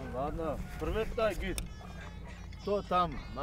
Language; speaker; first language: Russian; non-native, local second language; Turkmen